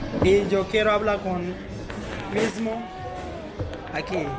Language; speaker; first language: Spanish; non-native, learner; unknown